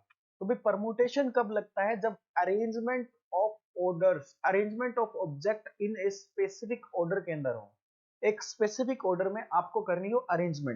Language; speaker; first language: Hindi; native; Hindi